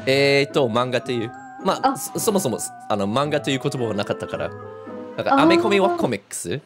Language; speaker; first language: Japanese; non-native, fluent; English